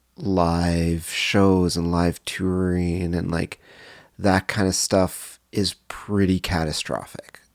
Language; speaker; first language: English; native; English